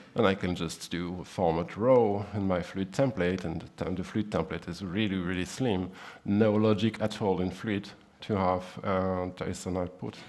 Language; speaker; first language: English; non-native, fluent; German